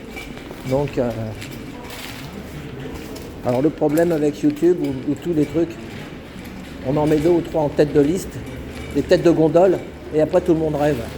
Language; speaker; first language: French; native; French